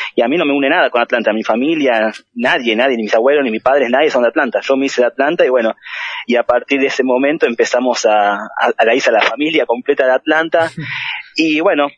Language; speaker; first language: Spanish; native; Spanish